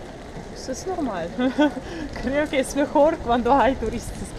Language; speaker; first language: Spanish; non-native, fluent; Russian